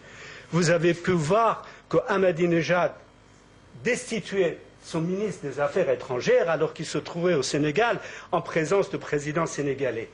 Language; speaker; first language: French; native; French